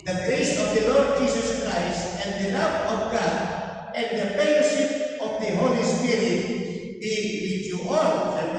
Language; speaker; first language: English; non-native, local second language; Filipino